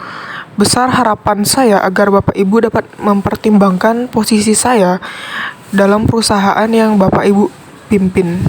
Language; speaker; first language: Indonesian; native; Indonesian